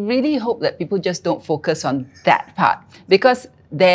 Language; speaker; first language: English; native; English